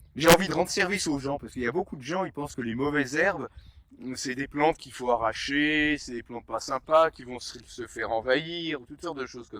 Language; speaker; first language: French; native; French